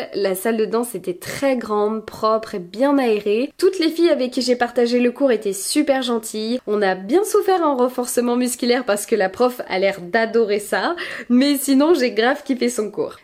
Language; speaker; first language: French; native; French